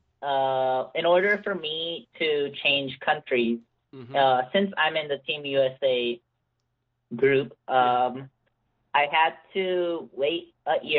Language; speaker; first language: English; native; English